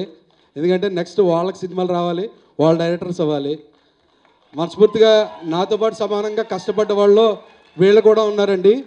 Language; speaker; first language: Telugu; native; Telugu